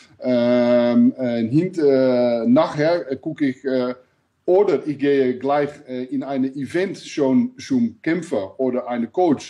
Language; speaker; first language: German; non-native, learner; Dutch